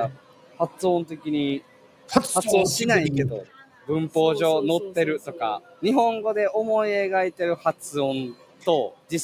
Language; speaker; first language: Japanese; native; Japanese